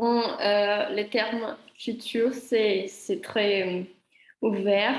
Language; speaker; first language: French; non-native, learner; Portuguese